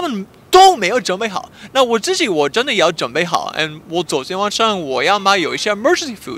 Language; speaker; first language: Chinese; non-native, fluent; English